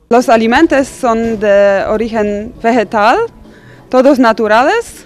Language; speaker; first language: Spanish; non-native, fluent; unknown